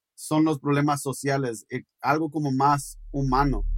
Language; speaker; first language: Spanish; early bilingual, heritage; Spanish